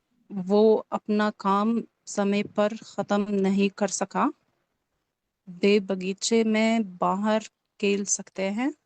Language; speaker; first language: Hindi; non-native, learner; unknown